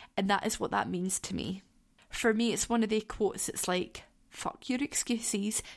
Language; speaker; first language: English; native; English